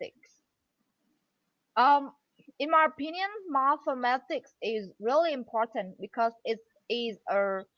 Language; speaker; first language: English; non-native, learner; Vietnamese